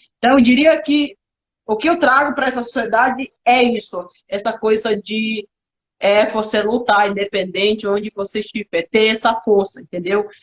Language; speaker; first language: Portuguese; non-native, local second language; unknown